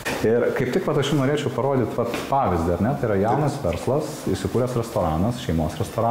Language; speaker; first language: Lithuanian; native; Lithuanian